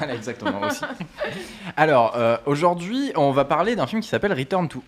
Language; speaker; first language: French; native; French